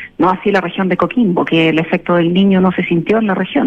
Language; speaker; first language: Spanish; native; Spanish